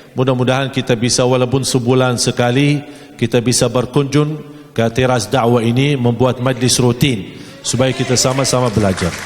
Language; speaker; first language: Malay; non-native, fluent; Arabic